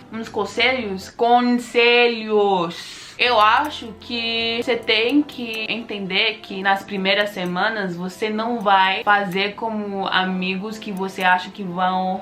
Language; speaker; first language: Portuguese; non-native, learner; English